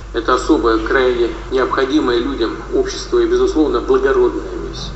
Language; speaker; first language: Russian; native; Russian